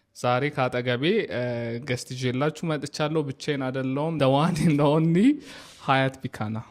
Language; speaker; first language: Amharic; non-native, local second language; Oromo